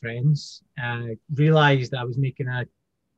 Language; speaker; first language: English; native; English